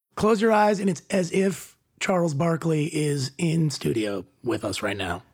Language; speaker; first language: English; native; English